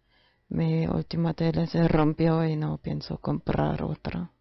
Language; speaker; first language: Spanish; non-native, fluent; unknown